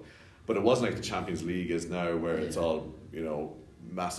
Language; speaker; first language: English; native; English